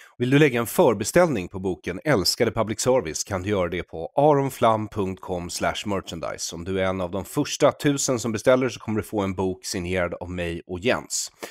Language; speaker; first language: Swedish; native; Swedish